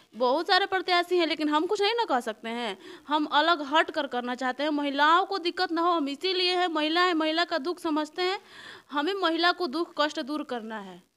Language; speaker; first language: Hindi; native; Hindi